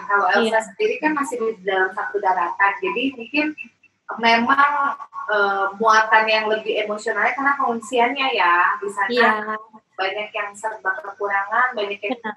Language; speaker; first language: Indonesian; native; Indonesian